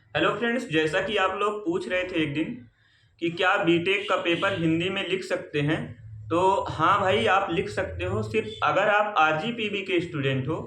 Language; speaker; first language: Hindi; native; Hindi